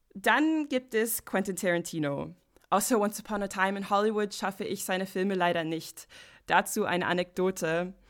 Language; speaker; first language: German; non-native, fluent; English